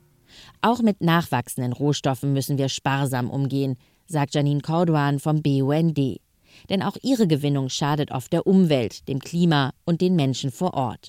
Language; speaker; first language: German; native; German